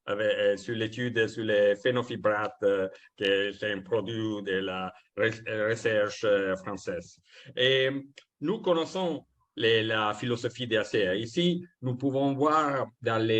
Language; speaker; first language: French; non-native, fluent; Italian